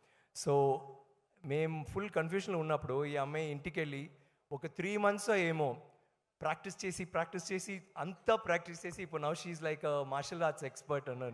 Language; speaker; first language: Telugu; non-native, learner; Tamil